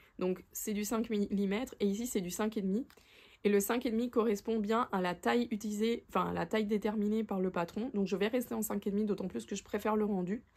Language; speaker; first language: French; native; French